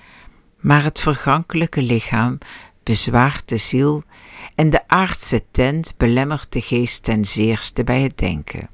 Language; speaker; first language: Dutch; native; Dutch